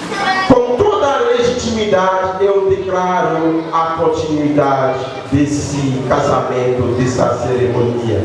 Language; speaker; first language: Portuguese; non-native, local second language; Haitian Creole